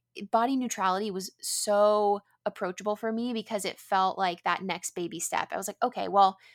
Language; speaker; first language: English; native; English